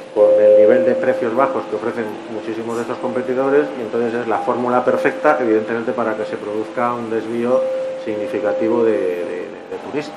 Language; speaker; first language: Spanish; native; Spanish